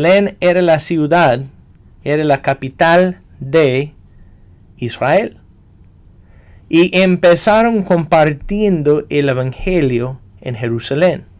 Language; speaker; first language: Spanish; non-native, fluent; English